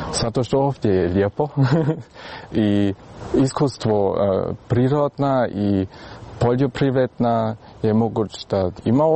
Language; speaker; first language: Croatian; early bilingual, heritage; German